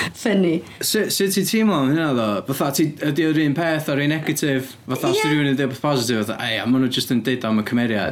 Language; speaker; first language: Welsh; native; Welsh